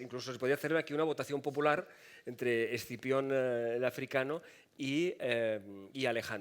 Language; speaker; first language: Spanish; native; Spanish